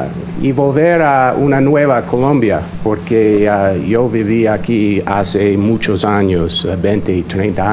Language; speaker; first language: Spanish; non-native, fluent; English